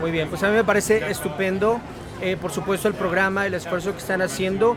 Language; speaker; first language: Spanish; native; Spanish